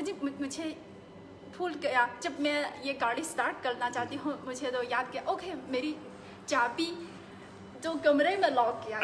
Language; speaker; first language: Hindi; non-native, fluent; Chinese